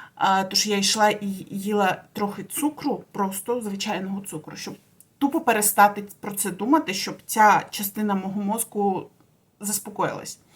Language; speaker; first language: Ukrainian; non-native, local second language; Russian